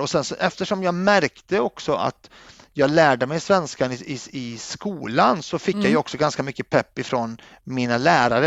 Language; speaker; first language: Swedish; early bilingual, other home language; Arabic